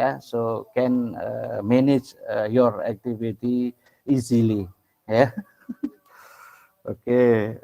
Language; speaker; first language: English; non-native, local second language; Indonesian